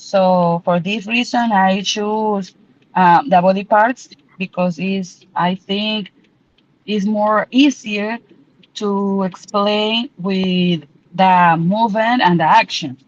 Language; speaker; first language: English; non-native, learner; Spanish